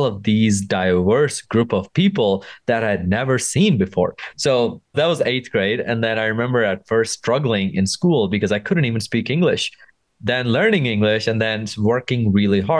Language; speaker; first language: English; non-native, local second language; Punjabi